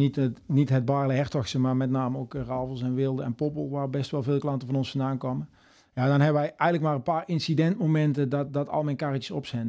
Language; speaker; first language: Dutch; native; Dutch